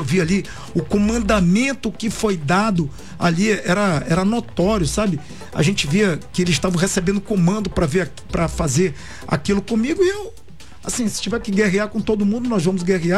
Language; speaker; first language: Portuguese; native; Portuguese